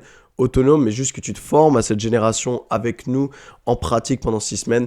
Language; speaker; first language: French; native; French